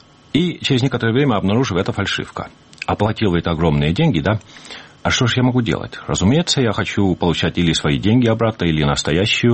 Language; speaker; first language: Russian; native; Russian